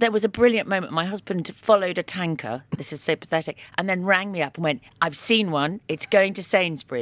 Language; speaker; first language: English; native; English